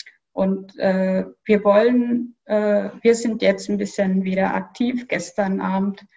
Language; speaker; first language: German; non-native, fluent; Kyrgyz